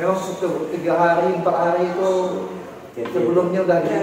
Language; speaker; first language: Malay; non-native, local second language; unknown